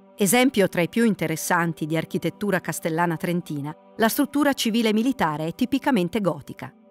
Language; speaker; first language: Italian; native; Italian